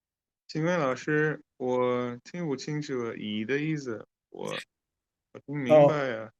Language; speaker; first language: Chinese; non-native, learner; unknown